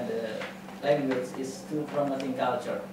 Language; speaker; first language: English; non-native, fluent; Indonesian